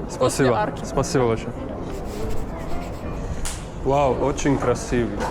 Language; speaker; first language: Russian; non-native, learner; Arabic